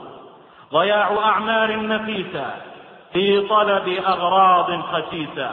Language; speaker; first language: Arabic; native; Arabic